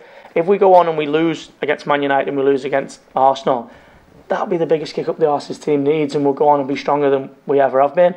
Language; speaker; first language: English; native; English